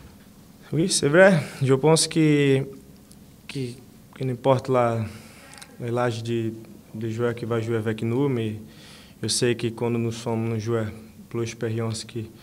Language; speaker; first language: French; non-native, learner; Portuguese